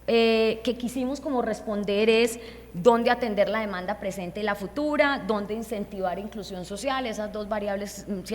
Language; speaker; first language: Spanish; native; Spanish